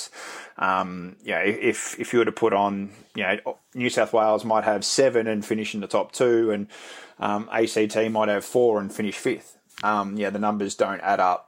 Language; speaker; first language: English; native; English